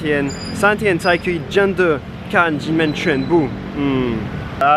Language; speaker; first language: Chinese; non-native, fluent; French